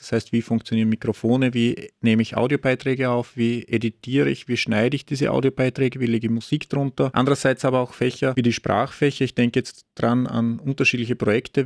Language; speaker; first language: German; native; German